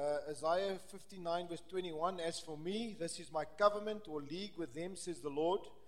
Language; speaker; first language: English; early bilingual, other home language; Afrikaans